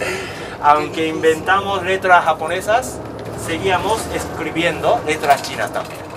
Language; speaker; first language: Spanish; non-native, learner; Japanese